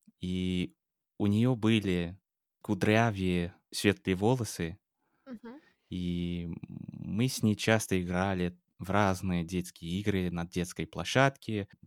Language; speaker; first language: Russian; non-native, fluent; English